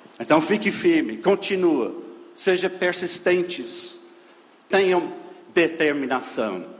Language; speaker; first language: Portuguese; non-native, fluent; English